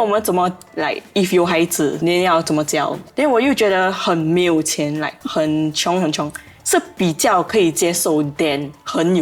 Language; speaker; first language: Chinese; non-native, local second language; English